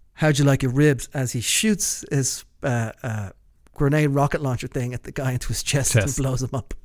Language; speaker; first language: English; native; English